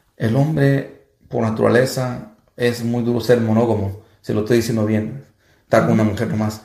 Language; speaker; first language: Spanish; early bilingual, heritage; Spanish